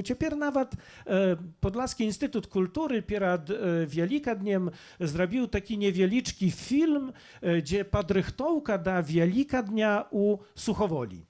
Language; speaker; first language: Polish; non-native, local second language; Belarusian